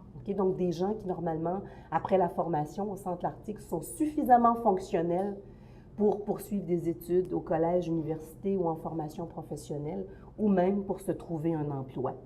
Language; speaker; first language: French; native; French